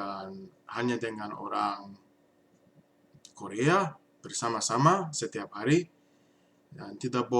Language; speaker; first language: Indonesian; non-native, learner; English